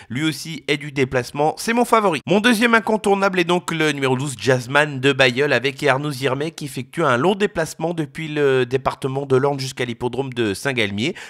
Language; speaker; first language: French; native; French